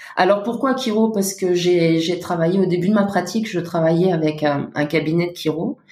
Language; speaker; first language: French; native; French